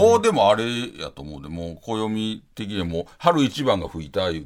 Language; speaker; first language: Japanese; native; Japanese